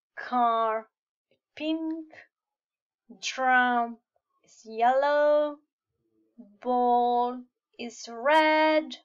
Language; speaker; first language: English; non-native, fluent; Italian